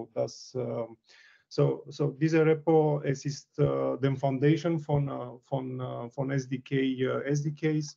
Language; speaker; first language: German; non-native, learner; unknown